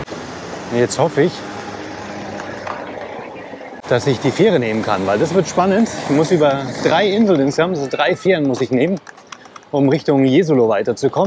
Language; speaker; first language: German; native; German